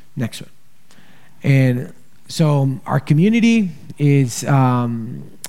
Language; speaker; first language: English; early bilingual, other home language; Spanish